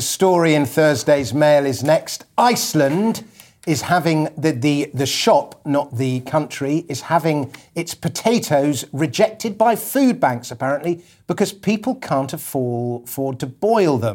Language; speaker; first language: English; native; English